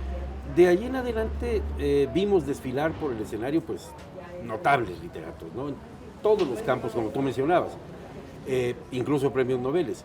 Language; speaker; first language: Spanish; native; Spanish